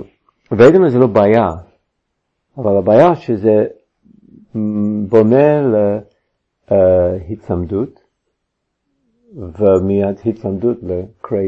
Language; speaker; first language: Hebrew; non-native, fluent; English